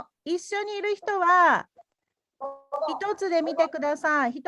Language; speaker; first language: Japanese; non-native, fluent; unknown